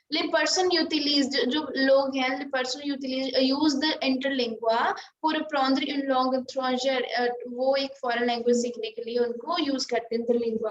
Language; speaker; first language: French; non-native, fluent; Hindi